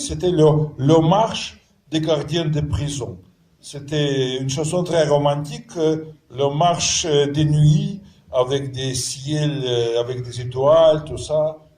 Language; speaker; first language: French; non-native, fluent; Russian